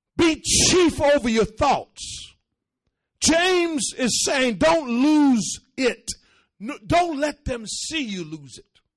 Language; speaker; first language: English; early bilingual, other home language; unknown